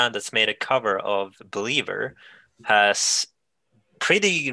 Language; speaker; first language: English; non-native, fluent; Swedish